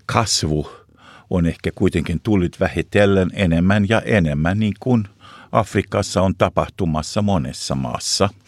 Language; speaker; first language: Finnish; non-native, local second language; Swedish